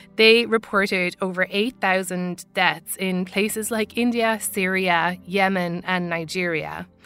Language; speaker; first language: English; native; English